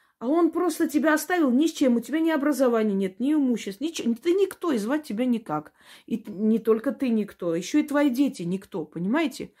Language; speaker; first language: Russian; non-native, local second language; Armenian